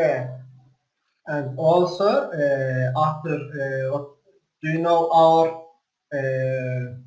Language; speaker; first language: English; non-native, learner; Turkish